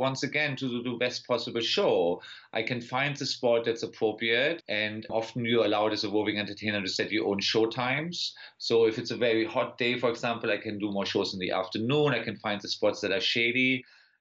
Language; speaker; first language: English; non-native, fluent; German